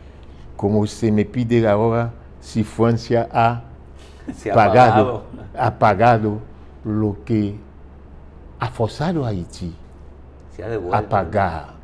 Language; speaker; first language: Spanish; non-native, fluent; French